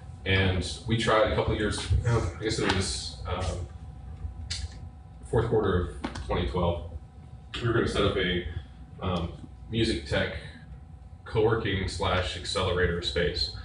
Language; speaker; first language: English; native; English